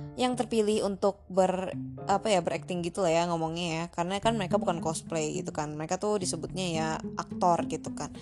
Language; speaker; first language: Indonesian; native; Indonesian